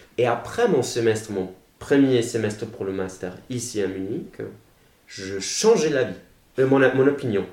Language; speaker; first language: French; non-native, fluent; German